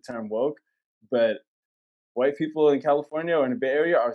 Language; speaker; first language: English; native; English